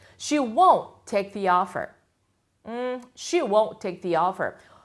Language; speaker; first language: English; non-native, fluent; Korean